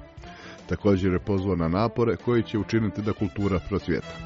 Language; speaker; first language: Serbian; native; Serbian